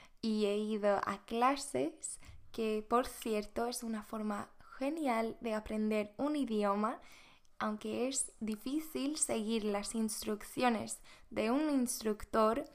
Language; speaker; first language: Spanish; non-native, fluent; Swedish